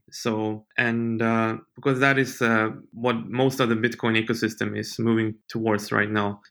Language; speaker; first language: English; non-native, fluent; Swedish